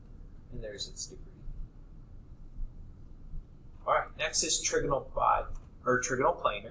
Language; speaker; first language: English; native; English